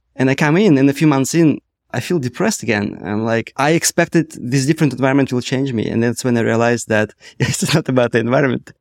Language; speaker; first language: English; non-native, fluent; Russian